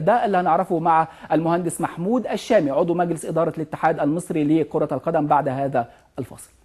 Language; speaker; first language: Arabic; native; Arabic